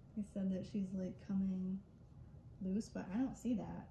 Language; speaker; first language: English; native; English